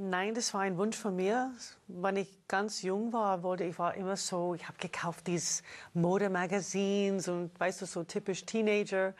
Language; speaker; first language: German; non-native, fluent; English